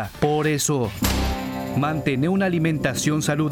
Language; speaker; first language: Spanish; native; Spanish